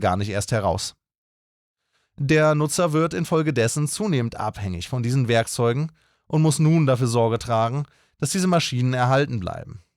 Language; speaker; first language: German; native; German